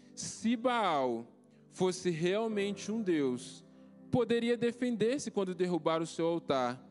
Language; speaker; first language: Portuguese; native; Portuguese